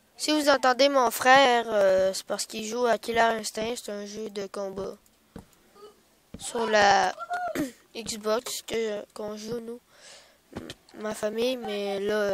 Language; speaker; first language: French; native; French